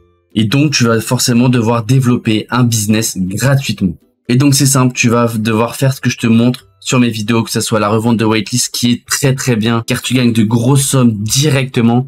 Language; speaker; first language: French; native; French